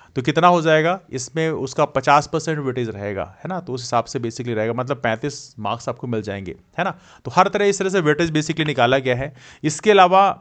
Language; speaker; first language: Hindi; native; Hindi